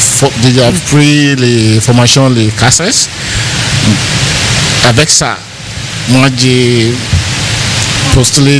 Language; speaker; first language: French; non-native, learner; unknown